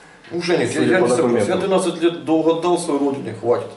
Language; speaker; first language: Russian; non-native, local second language; Ukrainian